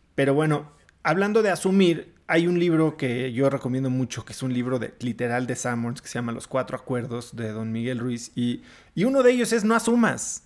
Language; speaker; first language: Spanish; native; Spanish